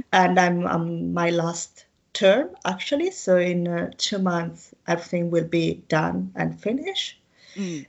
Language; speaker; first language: English; non-native, fluent; Italian